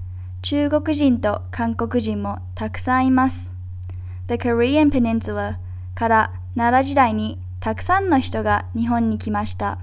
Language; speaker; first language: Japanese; non-native, learner; English